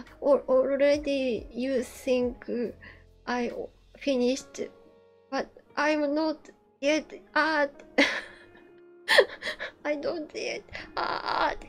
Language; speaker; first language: English; non-native, learner; Japanese